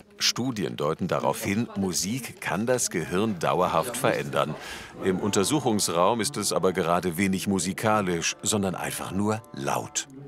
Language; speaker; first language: German; native; German